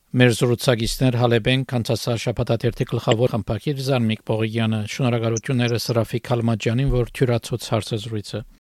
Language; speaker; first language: Armenian; early bilingual, heritage; Armenian